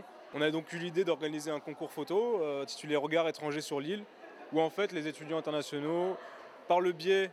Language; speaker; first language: French; native; French